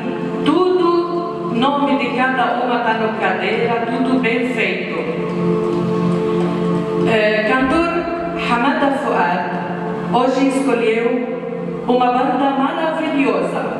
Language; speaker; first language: Portuguese; non-native, fluent; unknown